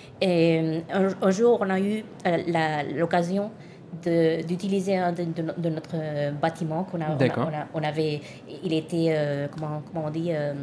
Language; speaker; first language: French; non-native, learner; Catalan